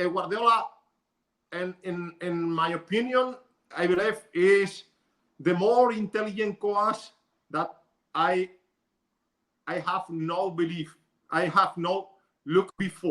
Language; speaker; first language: English; non-native, learner; Spanish